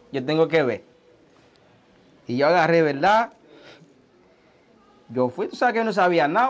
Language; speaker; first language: Spanish; early bilingual, other home language; Haitian Creole